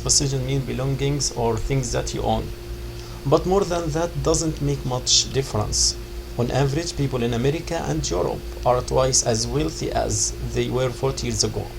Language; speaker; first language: English; non-native, fluent; Arabic